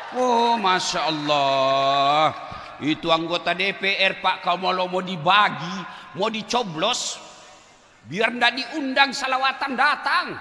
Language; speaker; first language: Indonesian; non-native, local second language; Buginese